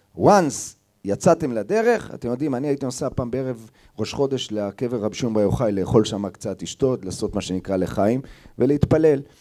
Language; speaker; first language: Hebrew; native; Hebrew